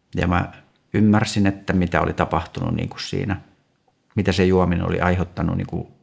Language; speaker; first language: Finnish; native; Finnish